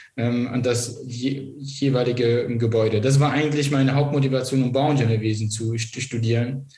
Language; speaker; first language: German; non-native, local second language; Kurdish